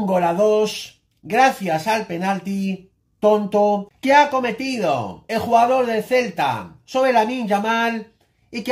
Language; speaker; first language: Spanish; native; Spanish